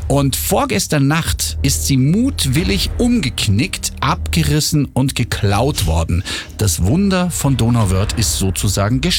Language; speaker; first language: German; native; German